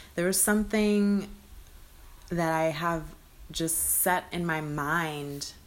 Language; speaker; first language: English; early bilingual, other home language; Spanish